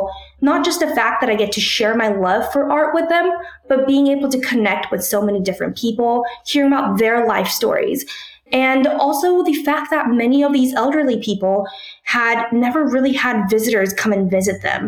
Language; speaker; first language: English; early bilingual, other home language; Korean